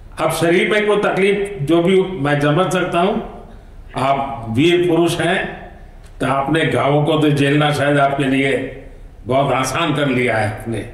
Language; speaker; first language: Hindi; non-native, local second language; Gujarati